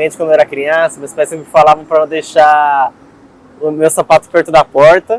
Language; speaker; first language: Portuguese; non-native, fluent; Spanish